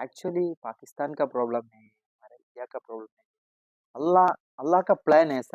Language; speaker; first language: Hindi; non-native, local second language; Malayalam